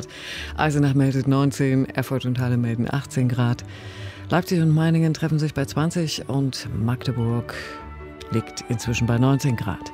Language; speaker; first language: German; native; German